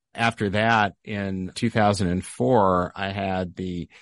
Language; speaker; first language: English; native; English